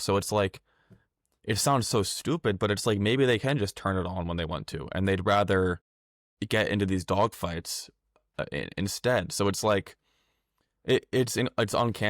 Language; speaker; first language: English; native; English